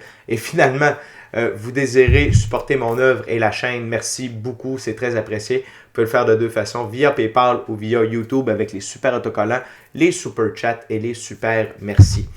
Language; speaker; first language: French; native; French